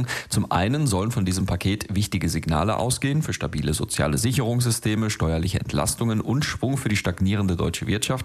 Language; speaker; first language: German; native; German